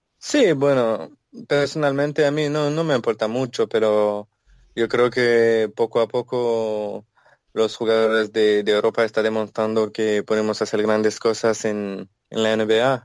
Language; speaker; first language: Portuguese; non-native, learner; French